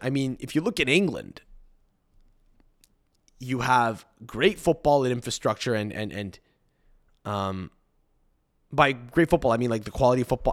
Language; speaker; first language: English; early bilingual, other home language; Italian